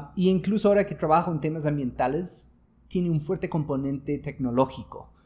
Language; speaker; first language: Spanish; non-native, fluent; English